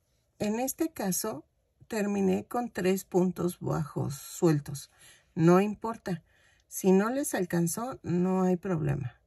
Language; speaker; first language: Spanish; native; Spanish